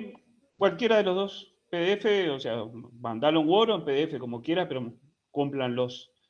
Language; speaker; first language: Spanish; native; Spanish